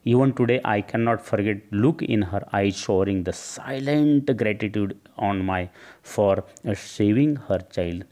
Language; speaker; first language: English; non-native, local second language; Marathi